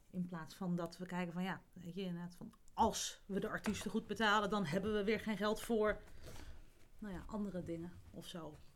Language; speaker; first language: Dutch; native; Dutch